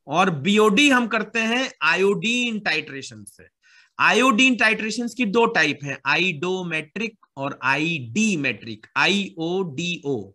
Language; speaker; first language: Hindi; native; Hindi